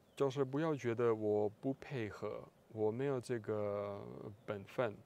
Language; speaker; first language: Chinese; non-native, fluent; Russian